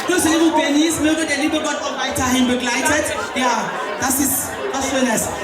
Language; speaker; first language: German; non-native, fluent; French